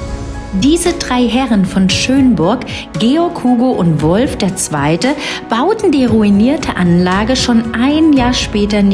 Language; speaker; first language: German; native; German